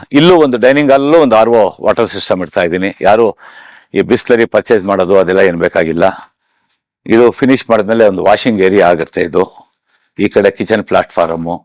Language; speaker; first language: Kannada; native; Kannada